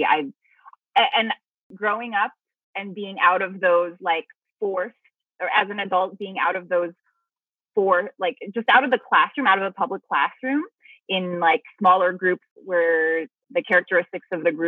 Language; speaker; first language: English; early bilingual, other home language; Filipino